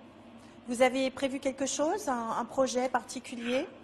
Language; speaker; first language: French; native; French